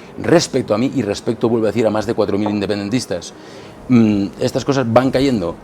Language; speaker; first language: Spanish; non-native, local second language; Catalan